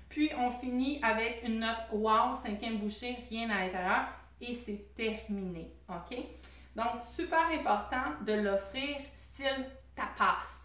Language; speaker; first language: French; native; French